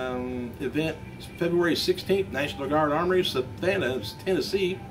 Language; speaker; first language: English; native; English